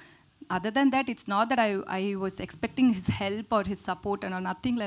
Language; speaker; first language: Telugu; non-native, learner; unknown